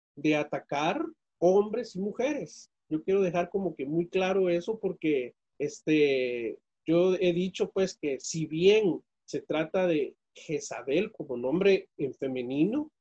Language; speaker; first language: Spanish; native; Spanish